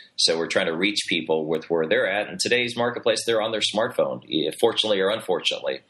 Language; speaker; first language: English; native; English